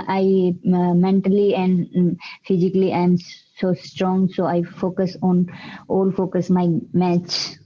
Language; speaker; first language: English; non-native, learner; Hindi